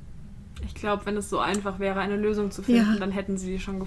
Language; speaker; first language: German; native; German